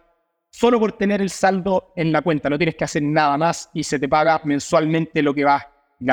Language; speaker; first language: Spanish; native; Spanish